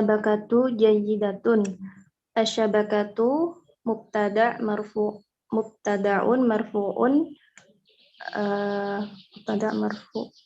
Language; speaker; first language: Arabic; non-native, learner; Indonesian